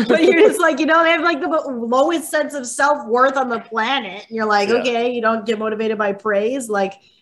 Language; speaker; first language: English; native; English